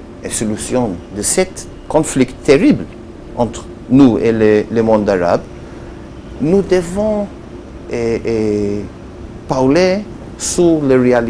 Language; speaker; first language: French; non-native, learner; Hebrew